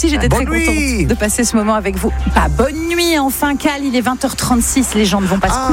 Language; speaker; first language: French; native; French